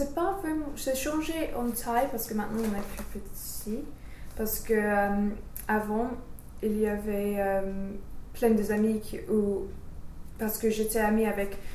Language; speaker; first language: French; non-native, learner; English